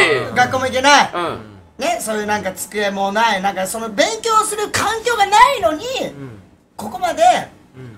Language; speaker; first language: Japanese; native; Japanese